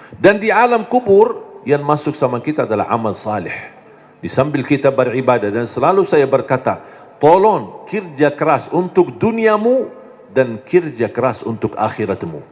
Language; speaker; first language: Indonesian; non-native, fluent; Arabic